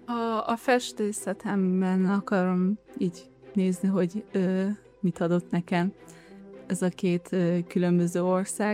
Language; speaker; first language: Hungarian; early bilingual, heritage; Hungarian